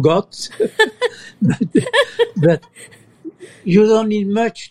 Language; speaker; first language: English; non-native, fluent; French